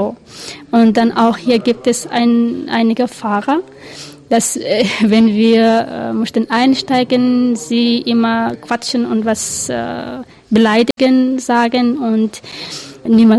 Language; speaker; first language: German; non-native, learner; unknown